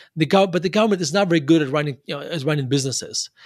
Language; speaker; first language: English; non-native, fluent; Russian